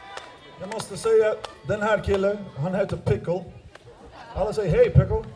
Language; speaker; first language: Swedish; non-native, fluent; English